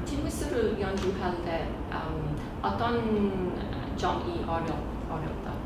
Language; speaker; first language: Korean; non-native, learner; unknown